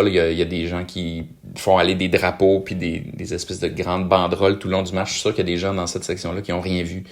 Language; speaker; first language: French; native; French